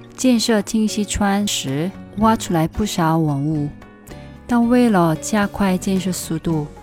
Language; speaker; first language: Chinese; non-native, fluent; Korean